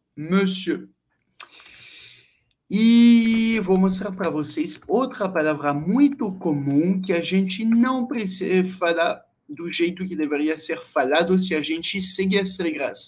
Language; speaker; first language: Portuguese; non-native, fluent; French